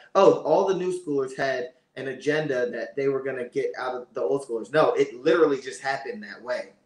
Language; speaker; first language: English; native; English